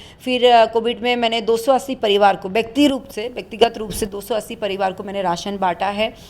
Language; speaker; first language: Hindi; non-native, local second language; Bangla